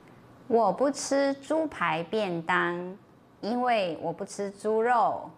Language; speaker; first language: Chinese; non-native, learner; Indonesian